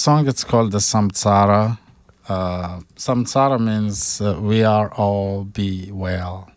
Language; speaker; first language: English; non-native, fluent; Malagasy